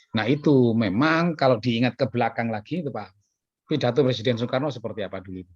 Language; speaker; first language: Indonesian; native; Indonesian